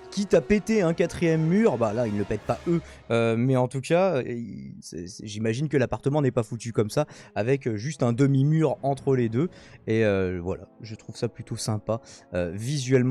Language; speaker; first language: French; native; French